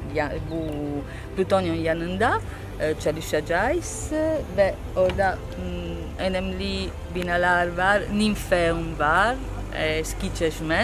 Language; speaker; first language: Turkish; non-native, learner; Italian